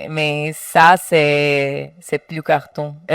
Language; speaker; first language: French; non-native, learner; Spanish